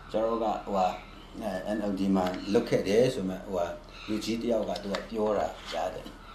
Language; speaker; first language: Burmese; non-native, local second language; Kachin